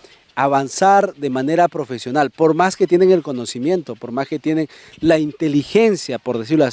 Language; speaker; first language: Spanish; native; Spanish